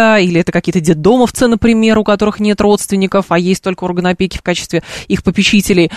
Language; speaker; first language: Russian; native; Russian